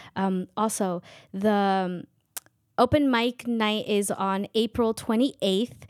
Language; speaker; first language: English; non-native, fluent; Kʼicheʼ